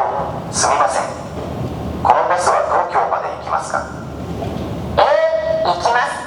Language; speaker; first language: Japanese; non-native, learner; Bangla